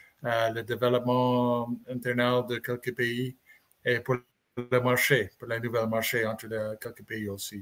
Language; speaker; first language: French; non-native, learner; English